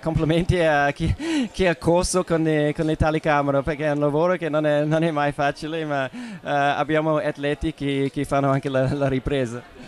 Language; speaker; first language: Italian; non-native, fluent; English